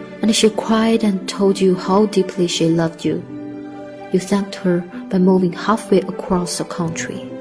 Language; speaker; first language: English; non-native, fluent; Chinese